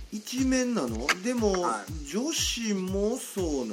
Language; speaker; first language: Japanese; native; Japanese